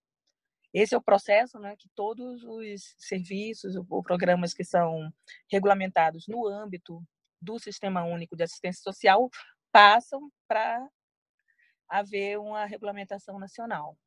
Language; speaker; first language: Portuguese; native; Portuguese